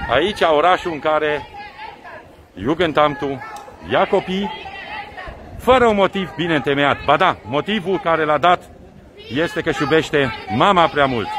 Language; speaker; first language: Romanian; native; Romanian